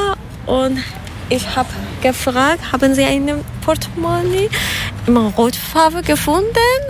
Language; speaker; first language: German; non-native, learner; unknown